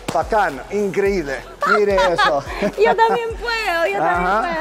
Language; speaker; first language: Spanish; non-native, fluent; English